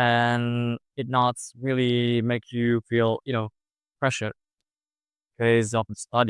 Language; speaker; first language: English; non-native, fluent; Indonesian